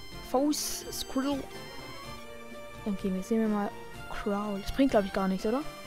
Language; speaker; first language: German; native; German